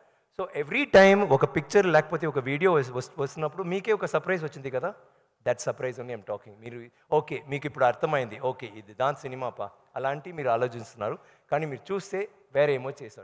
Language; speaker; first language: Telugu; non-native, learner; Tamil